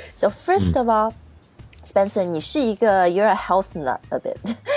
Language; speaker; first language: English; non-native, fluent; Chinese